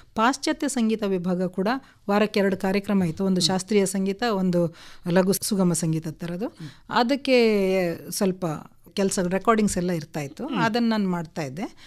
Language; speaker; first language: Kannada; non-native, local second language; Konkani